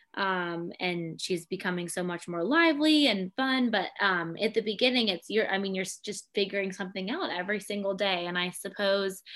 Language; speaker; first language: English; native; English